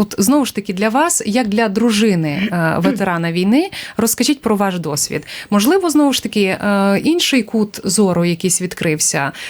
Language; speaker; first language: Ukrainian; native; Ukrainian